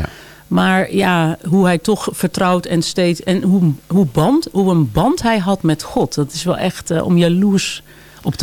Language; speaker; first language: Dutch; native; Dutch